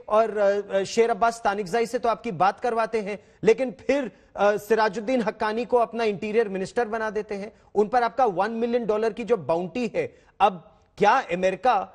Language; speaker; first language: Hindi; native; Hindi